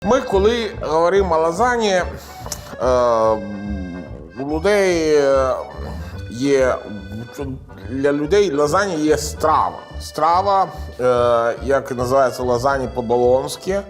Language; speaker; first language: Ukrainian; non-native, learner; Italian